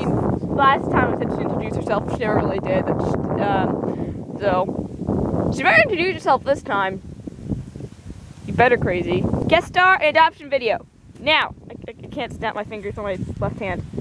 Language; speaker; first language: English; native; English